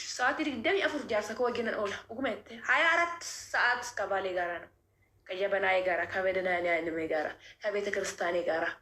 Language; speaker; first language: Amharic; non-native, local second language; Oromo